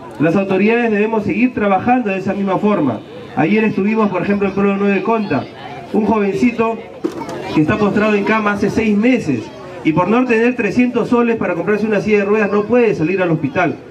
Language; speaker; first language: Spanish; native; Spanish